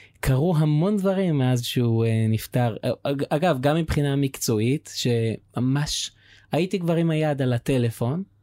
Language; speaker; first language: Hebrew; native; Hebrew